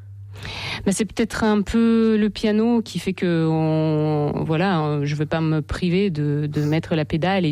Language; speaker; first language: French; non-native, fluent; Russian